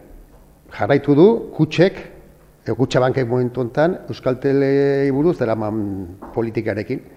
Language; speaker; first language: Basque; native; Basque